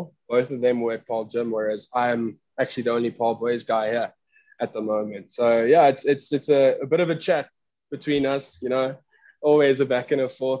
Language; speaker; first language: English; non-native, local second language; Afrikaans